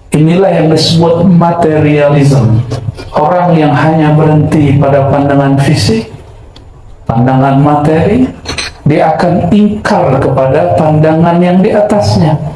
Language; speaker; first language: Malay; non-native, local second language; Minangkabau